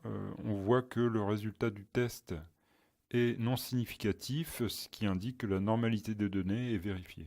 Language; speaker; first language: French; native; French